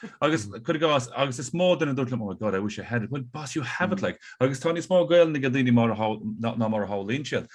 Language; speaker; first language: Irish; native; Irish